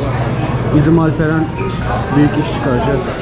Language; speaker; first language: Turkish; native; Turkish